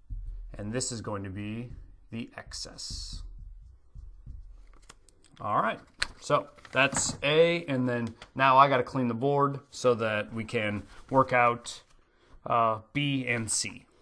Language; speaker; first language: English; native; English